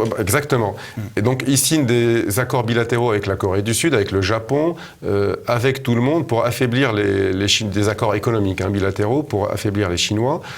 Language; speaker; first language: French; native; French